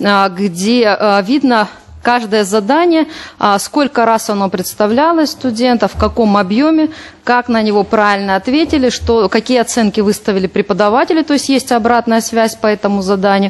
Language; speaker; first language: Russian; native; Russian